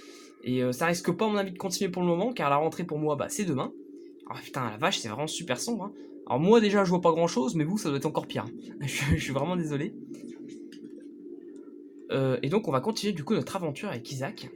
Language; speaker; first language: French; native; French